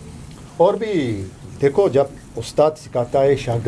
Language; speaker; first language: Hindi; non-native, learner; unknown